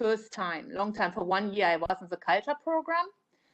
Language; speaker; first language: English; non-native, fluent; German